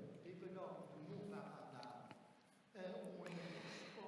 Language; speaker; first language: French; non-native, fluent; Portuguese